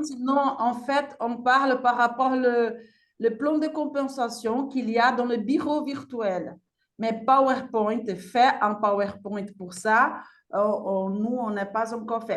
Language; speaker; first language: French; non-native, fluent; Portuguese